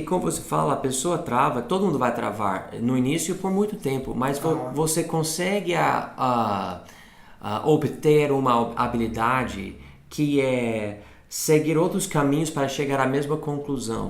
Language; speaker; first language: Portuguese; non-native, fluent; English